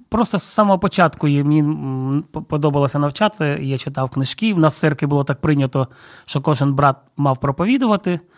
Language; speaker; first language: Ukrainian; non-native, local second language; Russian